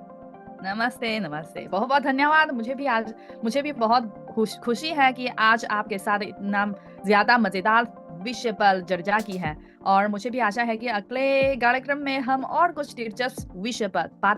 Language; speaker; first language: Hindi; non-native, fluent; Chinese